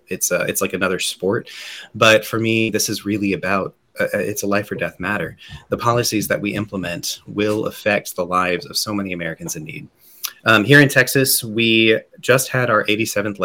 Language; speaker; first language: English; native; English